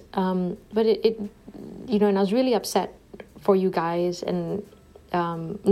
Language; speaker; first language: English; native; English